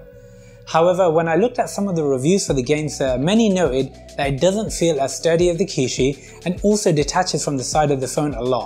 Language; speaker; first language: English; native; English